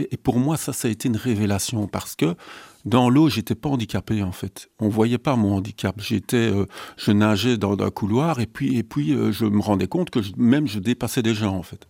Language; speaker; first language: French; native; French